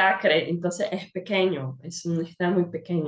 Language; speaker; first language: Spanish; non-native, fluent; Portuguese